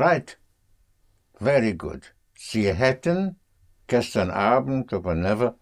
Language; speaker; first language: German; non-native, fluent; English